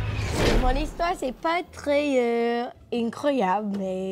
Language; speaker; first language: French; non-native, learner; English